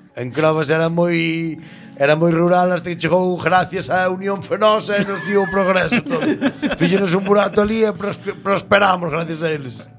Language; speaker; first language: Galician; native; Galician